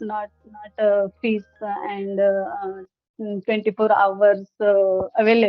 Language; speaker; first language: English; non-native, learner; Hindi